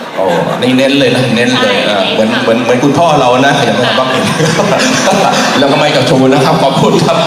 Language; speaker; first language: Thai; native; Thai